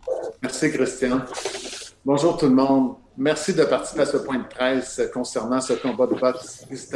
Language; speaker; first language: French; native; French